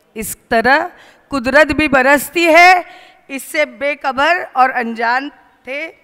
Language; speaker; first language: Hindi; non-native, local second language; Marathi